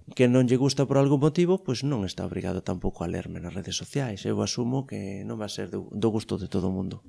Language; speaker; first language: Galician; native; Galician